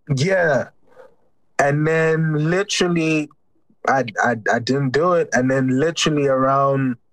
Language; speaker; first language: English; native; English